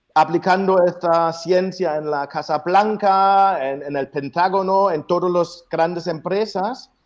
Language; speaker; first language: Spanish; non-native, fluent; German